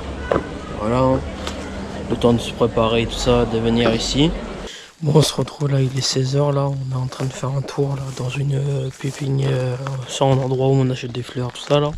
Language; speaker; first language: French; native; French